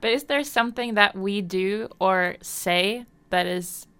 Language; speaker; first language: English; non-native, fluent; Norwegian